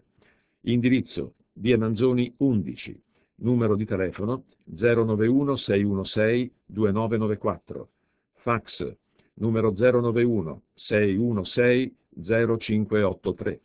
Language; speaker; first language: Italian; native; Italian